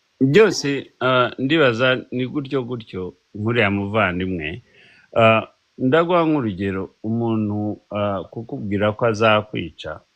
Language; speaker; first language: Kinyarwanda; early bilingual, heritage; Kinyarwanda